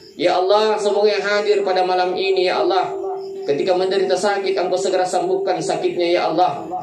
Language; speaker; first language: Indonesian; non-native, local second language; Buginese